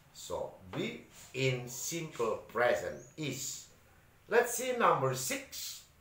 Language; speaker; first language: English; non-native, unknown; Indonesian